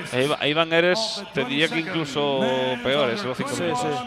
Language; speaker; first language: Spanish; native; Spanish